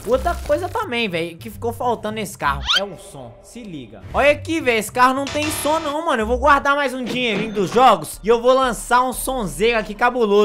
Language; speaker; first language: Portuguese; native; Portuguese